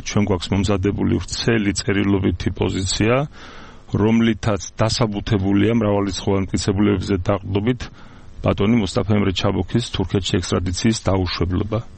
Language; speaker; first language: Georgian; native; Georgian